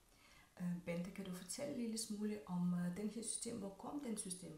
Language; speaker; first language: Danish; non-native, fluent; Russian